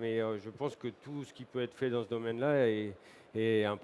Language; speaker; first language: French; native; French